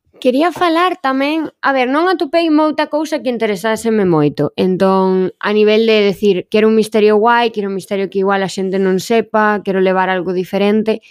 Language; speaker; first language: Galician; non-native, local second language; Spanish